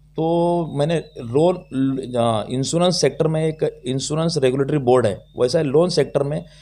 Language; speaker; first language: Hindi; non-native, local second language; Telugu